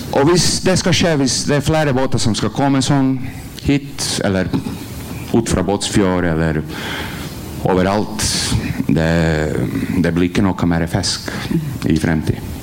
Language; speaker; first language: Norwegian; non-native, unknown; Croatian